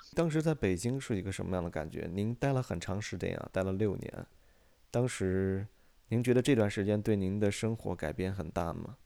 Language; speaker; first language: Chinese; native; Chinese